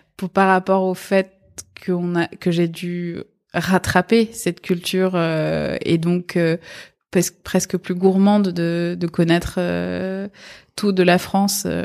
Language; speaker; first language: French; early bilingual, other home language; Persian